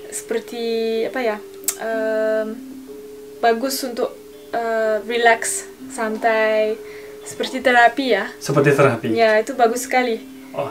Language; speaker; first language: Indonesian; non-native, learner; French